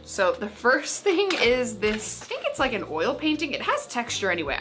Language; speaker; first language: English; native; English